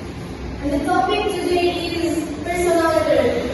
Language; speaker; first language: English; non-native, learner; Indonesian